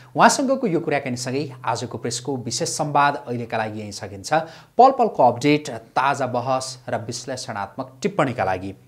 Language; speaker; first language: Nepali; native; Nepali